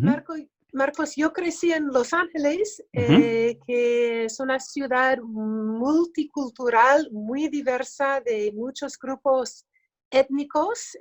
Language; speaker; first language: Spanish; early bilingual, other home language; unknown